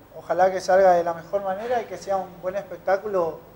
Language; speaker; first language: Spanish; native; Spanish